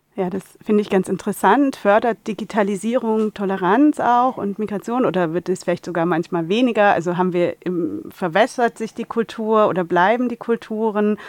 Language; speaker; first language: German; native; German